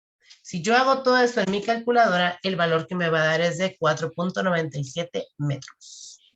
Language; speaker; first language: Spanish; native; Spanish